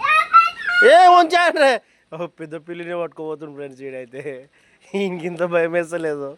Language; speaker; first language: Telugu; non-native, local second language; Lambadi